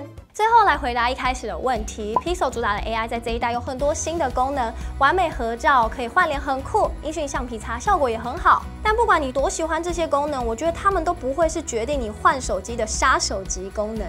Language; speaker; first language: Chinese; native; Chinese